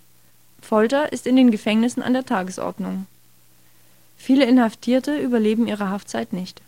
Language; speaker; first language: German; native; German